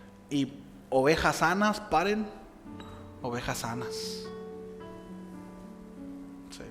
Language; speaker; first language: Spanish; native; Spanish